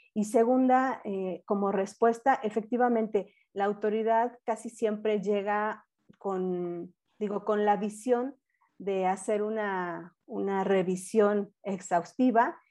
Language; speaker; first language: Spanish; native; Spanish